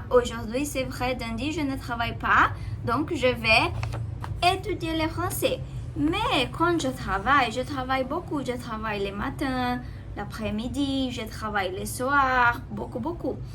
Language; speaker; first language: French; non-native, learner; Portuguese